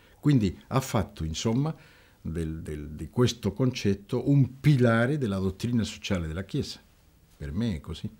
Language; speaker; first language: Italian; non-native, fluent; Spanish